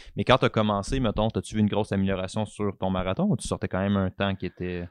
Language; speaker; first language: French; native; French